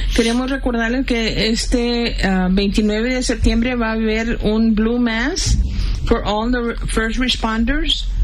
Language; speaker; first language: Spanish; early bilingual, heritage; Spanish